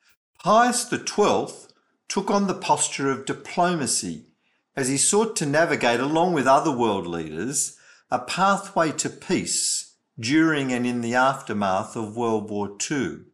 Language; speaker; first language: English; native; English